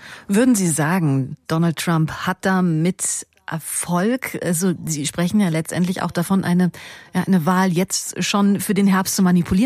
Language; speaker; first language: German; native; German